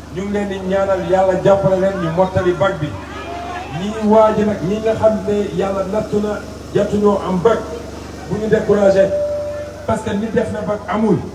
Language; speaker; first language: Wolof; non-native, local second language; Fula